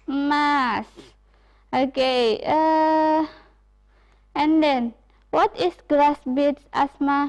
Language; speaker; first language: English; non-native, fluent; Indonesian